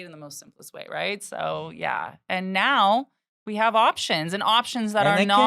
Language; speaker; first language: English; native; English